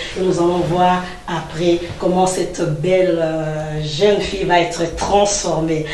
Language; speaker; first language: French; non-native, local second language; Lingala